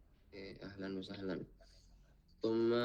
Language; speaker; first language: Arabic; non-native, fluent; Indonesian